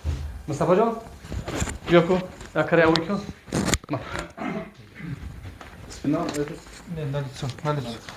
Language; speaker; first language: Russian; non-native, learner; Tajik